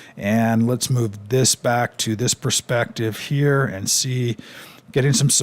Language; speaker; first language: English; native; English